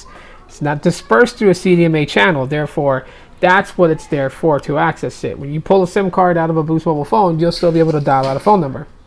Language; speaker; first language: English; native; English